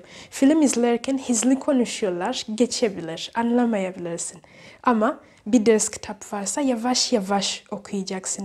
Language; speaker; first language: Turkish; non-native, learner; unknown